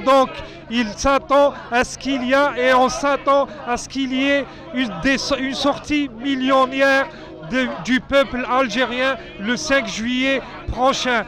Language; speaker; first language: French; non-native, local second language; Arabic